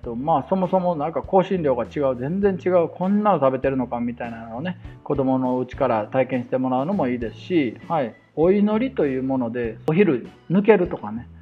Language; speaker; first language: Japanese; native; Japanese